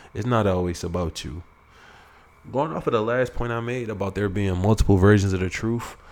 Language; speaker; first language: English; native; English